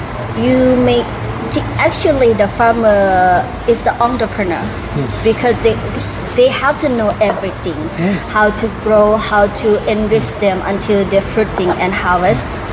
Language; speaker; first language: English; non-native, learner; Thai